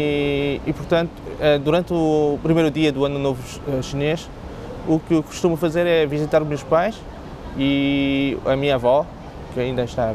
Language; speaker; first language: Portuguese; non-native, local second language; Cantonese